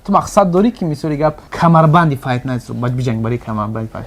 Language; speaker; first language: Persian; native; Persian